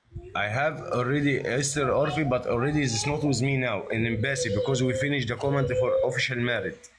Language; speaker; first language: English; non-native, learner; Arabic